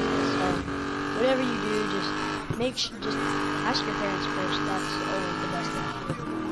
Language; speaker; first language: English; native; English